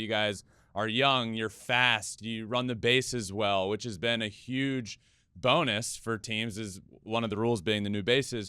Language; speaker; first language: English; native; English